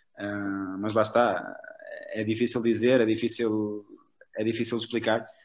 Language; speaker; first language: Portuguese; native; Portuguese